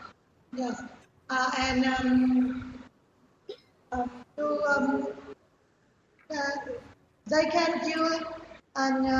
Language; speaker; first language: English; non-native, learner; Vietnamese